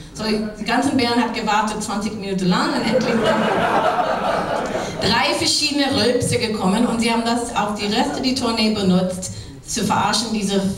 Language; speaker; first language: German; non-native, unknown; English